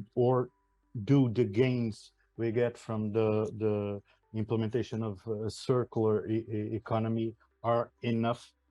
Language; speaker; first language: English; non-native, fluent; Portuguese